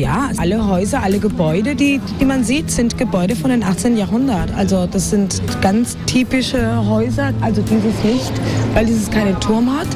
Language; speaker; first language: German; non-native, fluent; Spanish